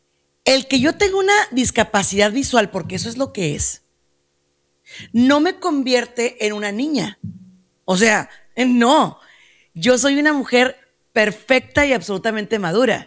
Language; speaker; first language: Spanish; native; Spanish